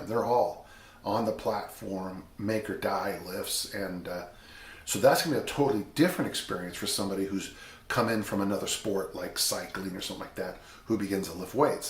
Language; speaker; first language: English; native; English